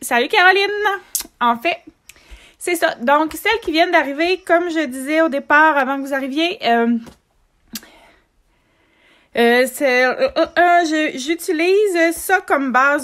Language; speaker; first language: French; native; French